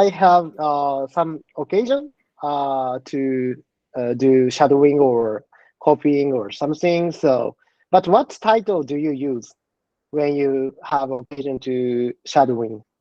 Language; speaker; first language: English; non-native, learner; Japanese